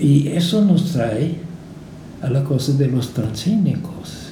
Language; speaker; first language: Spanish; non-native, fluent; English